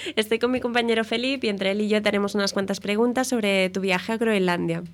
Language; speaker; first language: Spanish; non-native, local second language; Catalan